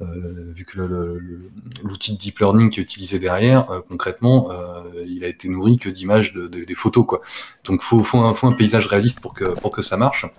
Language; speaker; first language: French; native; French